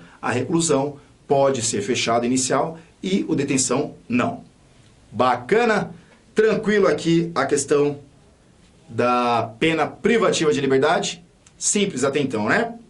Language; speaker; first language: Portuguese; native; Portuguese